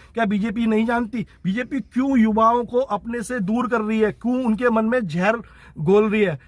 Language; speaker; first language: Hindi; native; Hindi